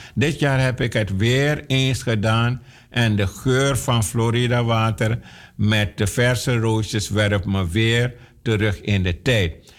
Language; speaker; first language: Dutch; native; Dutch